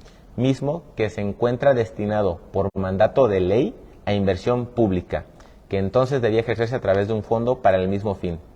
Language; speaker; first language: Spanish; native; Spanish